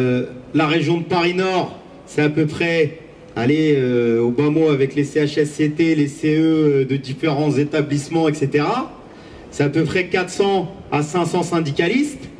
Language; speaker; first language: French; native; French